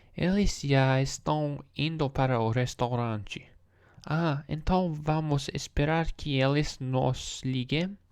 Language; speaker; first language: Portuguese; non-native, learner; English